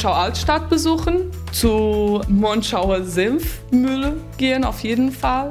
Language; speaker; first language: German; non-native, fluent; Portuguese